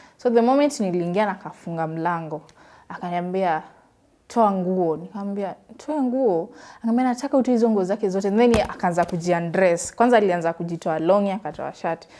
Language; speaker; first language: Swahili; non-native, local second language; Luyia